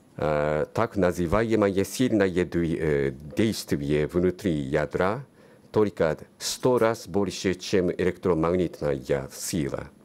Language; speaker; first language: Russian; non-native, learner; Japanese